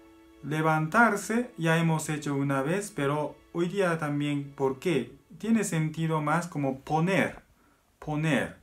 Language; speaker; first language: Spanish; non-native, fluent; Japanese